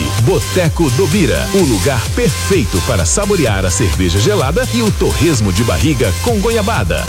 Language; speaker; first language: Portuguese; native; Portuguese